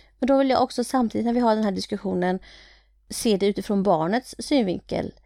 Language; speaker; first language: Swedish; early bilingual, other home language; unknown